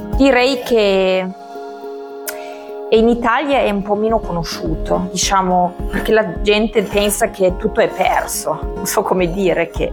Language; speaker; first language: Italian; non-native, fluent; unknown